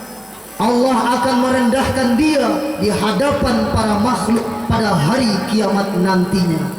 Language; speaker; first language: Indonesian; native; Indonesian